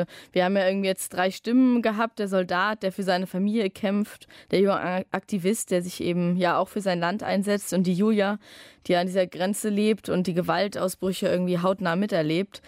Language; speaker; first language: German; native; German